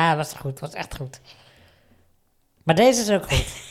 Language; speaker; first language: Dutch; native; Dutch